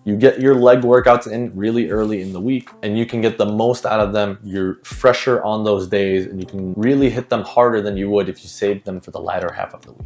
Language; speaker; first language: English; native; English